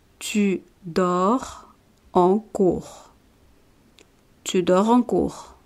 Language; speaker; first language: French; non-native, fluent; Spanish